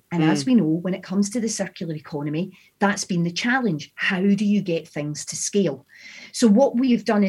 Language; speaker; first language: English; native; English